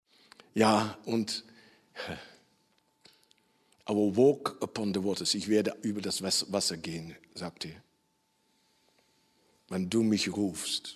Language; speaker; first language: German; non-native, fluent; Dutch